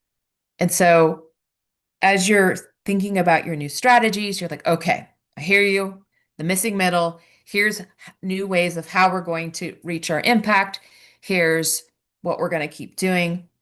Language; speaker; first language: English; native; English